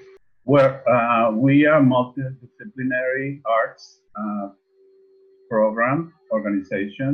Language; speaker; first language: English; non-native, fluent; Spanish